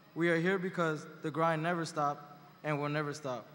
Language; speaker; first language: English; early bilingual, other home language; Spanish